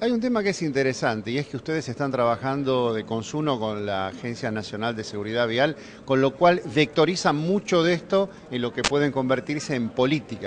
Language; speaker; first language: Spanish; native; Spanish